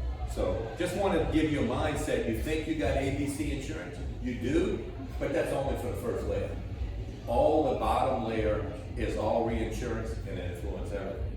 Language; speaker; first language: English; native; English